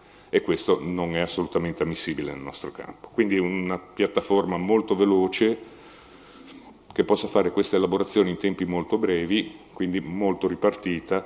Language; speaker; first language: Italian; native; Italian